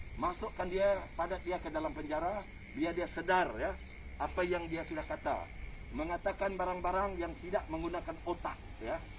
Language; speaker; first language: Malay; non-native, local second language; Iban